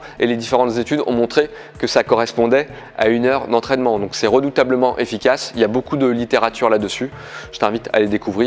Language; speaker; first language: French; native; French